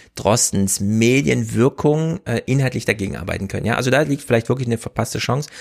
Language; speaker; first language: German; native; German